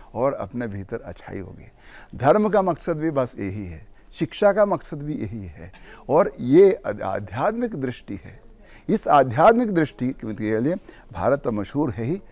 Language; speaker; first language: Hindi; non-native, local second language; Malayalam